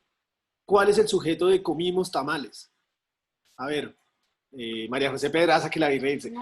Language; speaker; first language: Spanish; native; Spanish